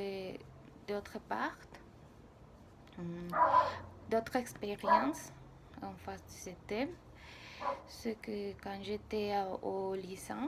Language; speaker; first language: French; non-native, learner; Spanish